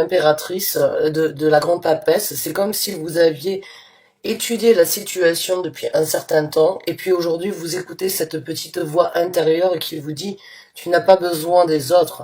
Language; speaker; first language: French; native; French